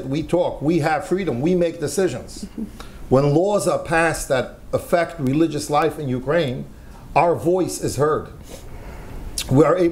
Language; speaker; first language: English; native; English